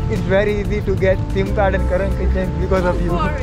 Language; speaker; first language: English; non-native, local second language; Hindi